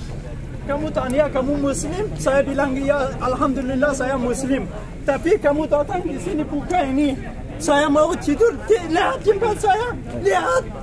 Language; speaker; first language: Indonesian; non-native, learner; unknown